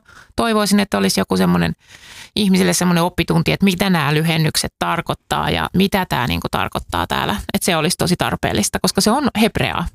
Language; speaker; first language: Finnish; native; Finnish